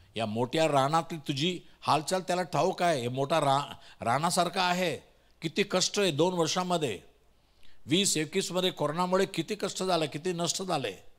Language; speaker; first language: Marathi; non-native, local second language; Tamil